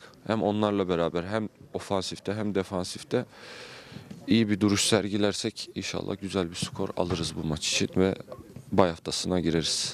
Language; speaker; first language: Turkish; native; Turkish